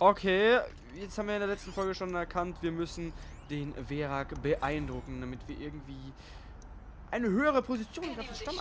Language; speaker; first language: German; native; German